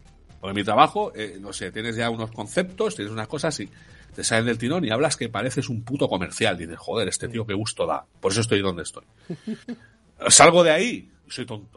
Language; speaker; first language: Spanish; native; Spanish